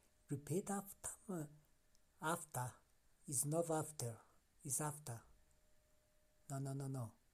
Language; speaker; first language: English; non-native, learner; Spanish